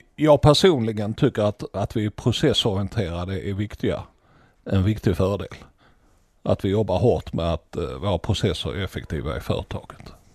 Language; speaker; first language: Swedish; native; Swedish